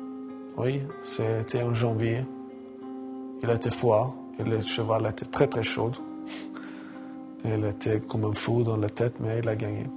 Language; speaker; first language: French; non-native, learner; Swedish